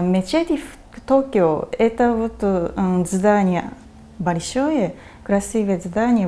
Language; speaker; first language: Russian; non-native, fluent; Japanese